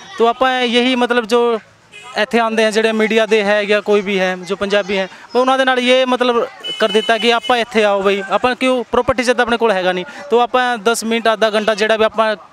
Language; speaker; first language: Punjabi; non-native, local second language; Hindi